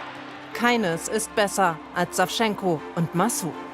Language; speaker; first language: German; native; German